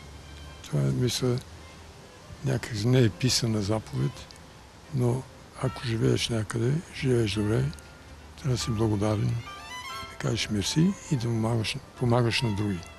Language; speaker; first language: Bulgarian; early bilingual, heritage; Bulgarian